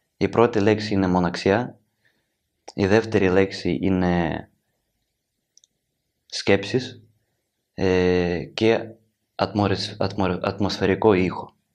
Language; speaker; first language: Greek; non-native, learner; Ukrainian